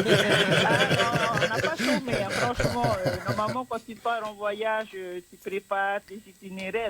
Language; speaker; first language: French; non-native, local second language; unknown